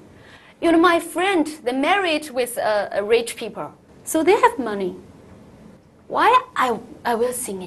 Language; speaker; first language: English; non-native, learner; Chinese